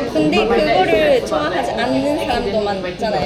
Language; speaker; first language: Korean; non-native, learner; Japanese